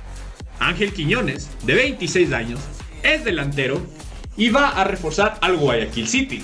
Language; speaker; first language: Spanish; native; Spanish